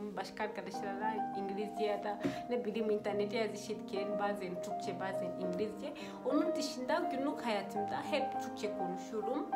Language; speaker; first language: Turkish; non-native, fluent; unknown